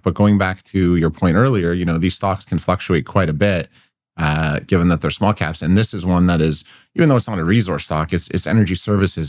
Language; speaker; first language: English; native; English